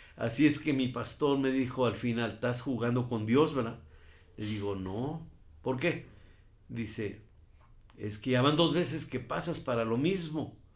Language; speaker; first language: Spanish; native; Spanish